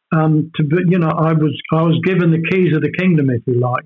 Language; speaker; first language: English; native; English